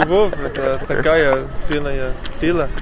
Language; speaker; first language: Russian; non-native, learner; Spanish